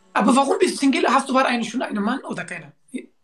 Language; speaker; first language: German; non-native, learner; Turkish